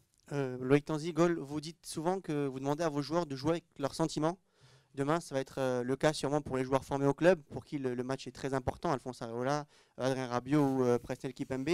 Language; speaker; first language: French; native; French